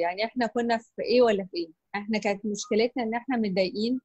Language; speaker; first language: Arabic; native; Arabic